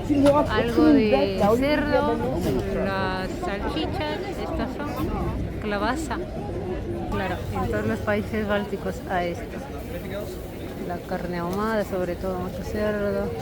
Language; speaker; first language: Spanish; non-native, fluent; Russian